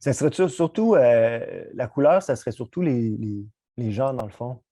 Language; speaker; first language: French; native; French